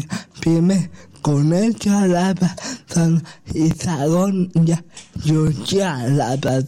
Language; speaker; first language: Catalan; non-native, local second language; Spanish